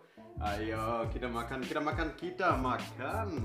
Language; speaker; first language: Indonesian; non-native, fluent; German